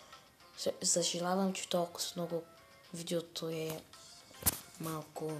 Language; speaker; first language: Bulgarian; non-native, local second language; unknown